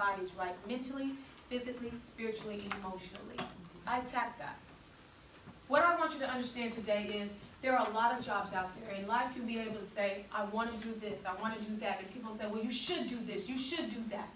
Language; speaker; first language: English; native; English